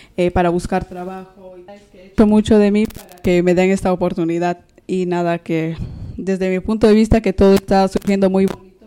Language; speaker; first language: Spanish; native; Spanish